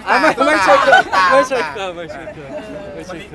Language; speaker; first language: Thai; non-native, learner; Korean